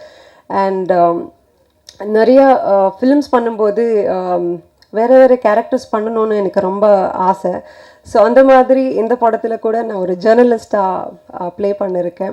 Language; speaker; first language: Tamil; non-native, fluent; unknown